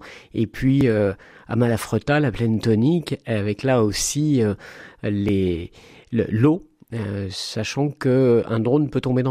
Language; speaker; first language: French; native; French